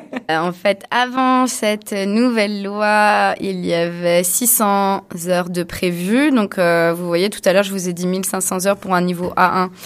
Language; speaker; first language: French; native; French